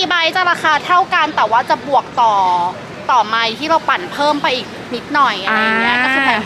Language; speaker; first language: Thai; native; Thai